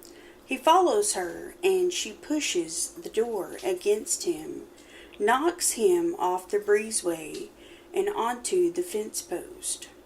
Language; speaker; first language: English; native; English